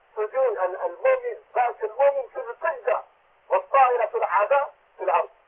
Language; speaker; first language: Arabic; non-native, fluent; Urdu